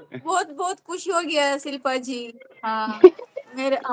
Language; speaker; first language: Hindi; non-native, local second language; Tamil